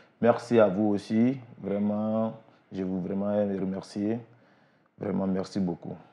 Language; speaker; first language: French; non-native, local second language; Bambara